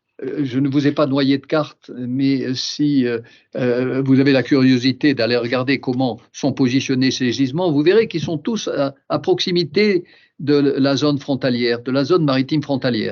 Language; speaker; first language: French; native; French